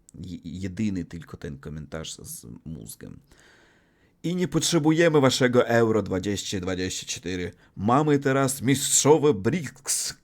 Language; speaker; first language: Polish; non-native, learner; Russian